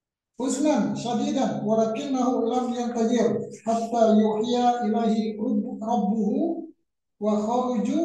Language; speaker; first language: Arabic; non-native, learner; Indonesian